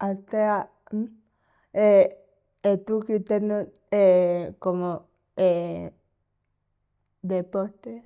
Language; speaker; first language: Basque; non-native, local second language; Spanish